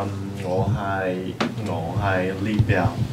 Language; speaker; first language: Cantonese; non-native, learner; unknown